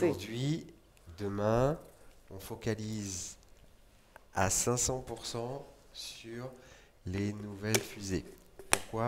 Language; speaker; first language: French; native; French